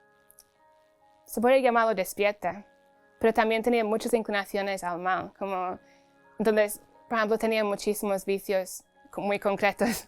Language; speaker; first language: Spanish; non-native, fluent; English